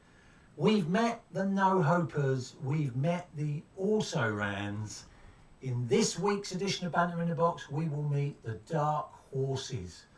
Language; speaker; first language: English; native; English